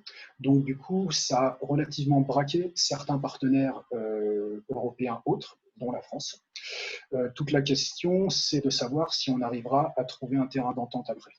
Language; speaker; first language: French; native; French